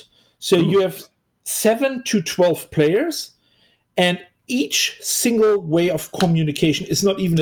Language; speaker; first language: English; non-native, fluent; German